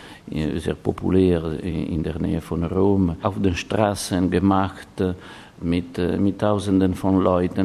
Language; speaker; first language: German; non-native, fluent; Italian